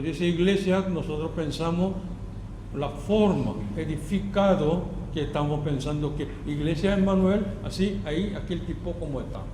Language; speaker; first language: Spanish; non-native, learner; Korean